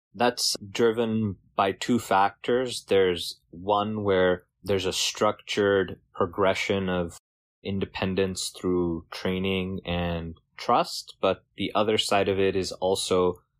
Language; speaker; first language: English; native; English